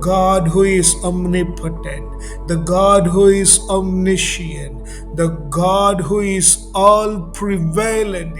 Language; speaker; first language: English; non-native, local second language; Tamil